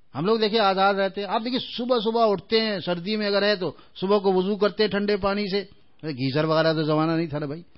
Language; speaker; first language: Urdu; native; Urdu